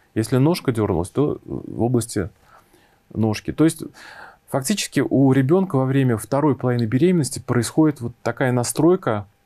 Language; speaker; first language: Russian; native; Russian